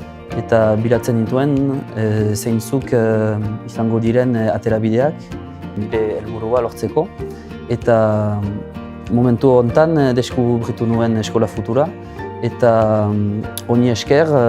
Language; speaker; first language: Basque; non-native, local second language; French